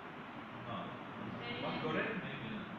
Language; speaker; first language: English; non-native, fluent; Turkish